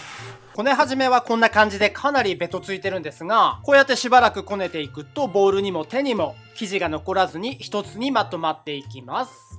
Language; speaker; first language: Japanese; native; Japanese